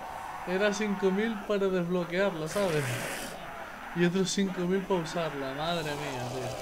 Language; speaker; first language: Spanish; native; Spanish